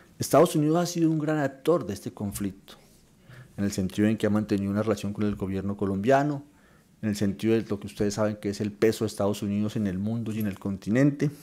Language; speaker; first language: Spanish; native; Spanish